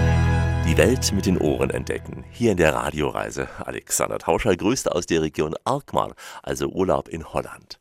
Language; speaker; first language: German; native; German